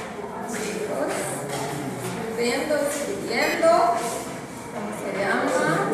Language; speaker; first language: Spanish; non-native, learner; Portuguese